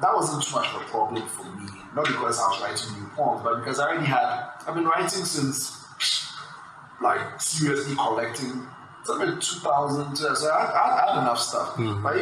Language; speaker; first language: English; non-native, local second language; Akan